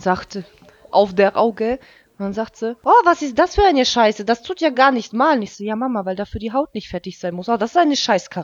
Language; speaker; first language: German; native; German